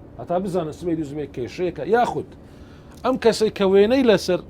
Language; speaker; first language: Central Kurdish; non-native, local second language; Syriac